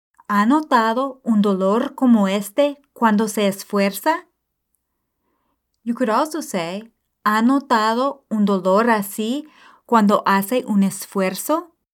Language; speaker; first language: Spanish; non-native, fluent; English